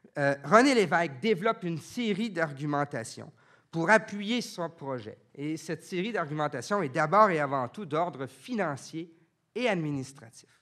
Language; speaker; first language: French; native; French